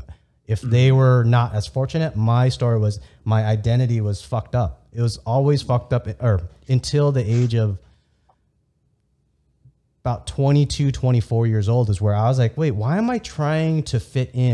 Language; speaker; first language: English; early bilingual, other home language; Vietnamese